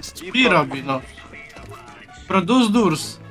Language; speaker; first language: English; non-native, learner; Polish